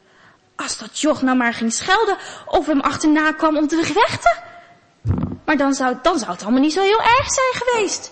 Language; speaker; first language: Dutch; native; Dutch